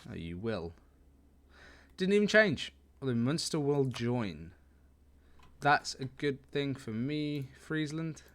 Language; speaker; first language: English; native; English